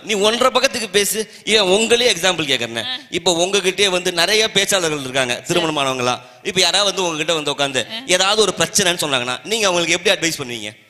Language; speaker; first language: Tamil; native; Tamil